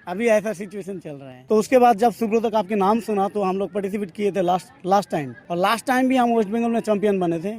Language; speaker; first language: Hindi; non-native, local second language; Bangla